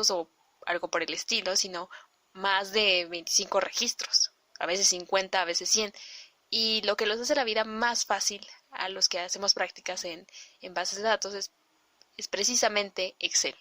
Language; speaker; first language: Spanish; native; Spanish